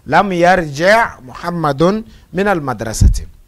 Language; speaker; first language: Arabic; non-native, fluent; Portuguese